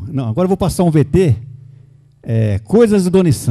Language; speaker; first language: Portuguese; native; Portuguese